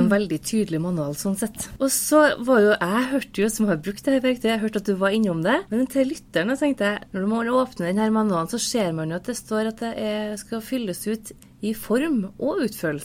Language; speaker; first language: Norwegian; native; Norwegian